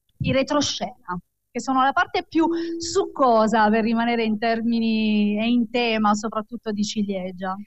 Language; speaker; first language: Italian; native; Italian